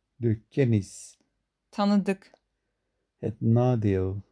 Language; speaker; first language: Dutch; non-native, learner; Turkish